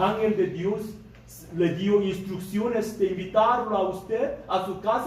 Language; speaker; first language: Spanish; non-native, learner; Korean